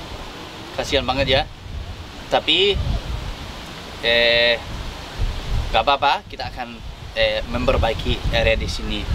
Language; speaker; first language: Indonesian; non-native, fluent; English